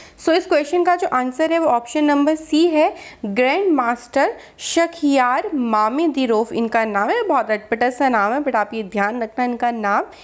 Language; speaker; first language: Hindi; native; Hindi